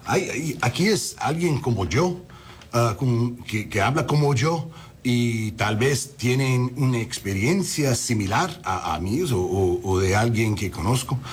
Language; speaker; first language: Spanish; early bilingual, heritage; English